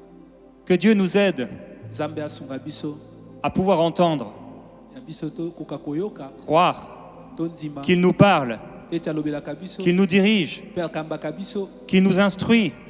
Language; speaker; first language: French; native; French